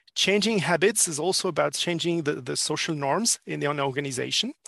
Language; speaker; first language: English; non-native, fluent; French